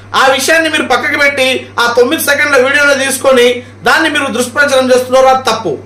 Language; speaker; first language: Telugu; non-native, local second language; Marathi